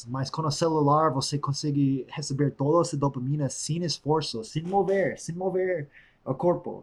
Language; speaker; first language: Portuguese; non-native, fluent; English